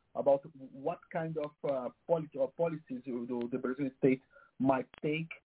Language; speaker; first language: English; non-native, fluent; Portuguese